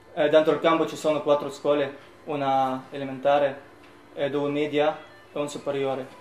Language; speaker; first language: Italian; non-native, learner; Arabic